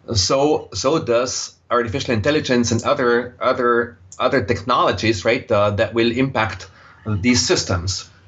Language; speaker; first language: English; non-native, fluent; German